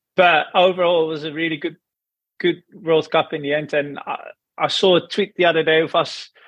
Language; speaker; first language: English; non-native, fluent; Dutch